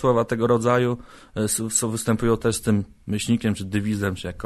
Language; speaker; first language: Polish; native; Polish